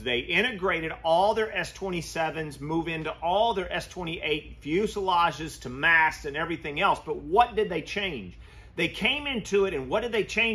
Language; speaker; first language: English; native; English